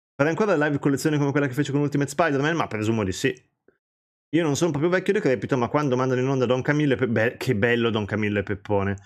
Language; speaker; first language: Italian; native; Italian